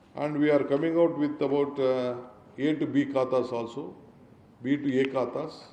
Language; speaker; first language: English; non-native, local second language; Kannada